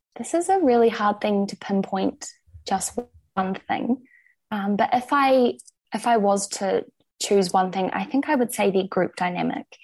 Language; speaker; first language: English; native; English